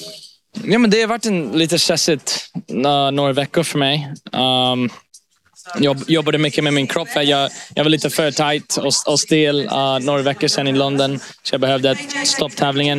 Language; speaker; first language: Swedish; early bilingual, heritage; English